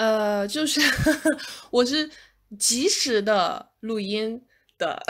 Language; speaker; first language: Chinese; non-native, fluent; English